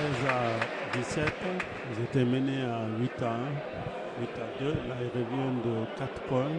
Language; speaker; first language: French; native; French